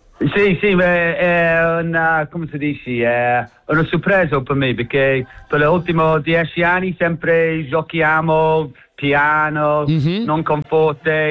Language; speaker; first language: Italian; non-native, learner; English